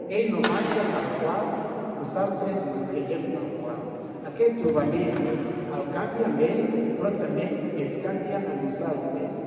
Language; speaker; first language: Catalan; non-native, fluent; Kinyarwanda